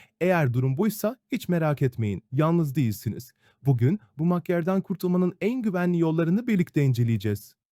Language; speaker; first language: Turkish; native; Turkish